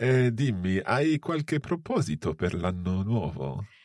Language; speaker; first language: Italian; non-native, fluent; English